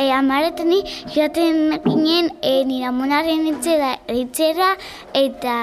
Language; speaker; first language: Basque; non-native, local second language; Spanish